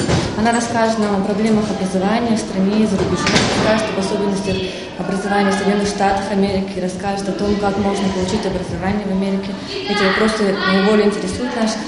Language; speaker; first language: Russian; native; Russian